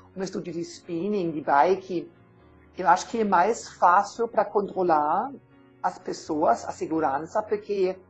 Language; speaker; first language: Portuguese; non-native, learner; German